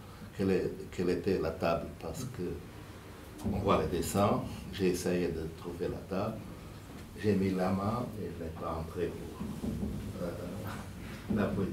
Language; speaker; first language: French; non-native, fluent; Portuguese